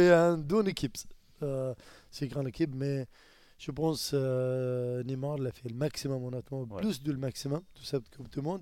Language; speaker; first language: French; non-native, learner; Arabic